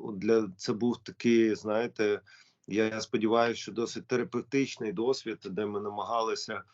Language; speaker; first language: Ukrainian; non-native, local second language; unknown